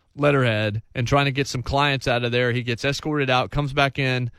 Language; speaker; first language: English; native; English